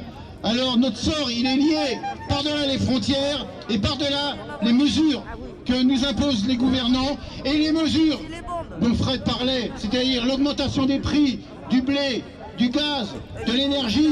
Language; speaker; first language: French; native; French